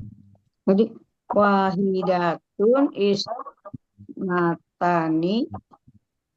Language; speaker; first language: Arabic; non-native, learner; Indonesian